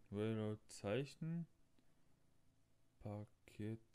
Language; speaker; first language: German; non-native, learner; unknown